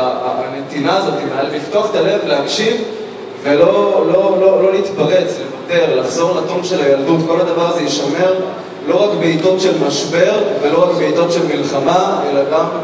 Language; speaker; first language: Hebrew; native; Hebrew